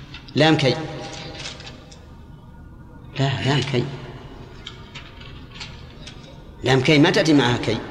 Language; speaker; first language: Arabic; native; Arabic